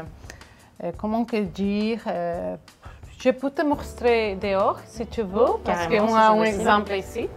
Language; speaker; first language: French; non-native, fluent; Catalan